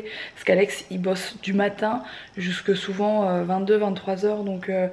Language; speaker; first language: French; native; French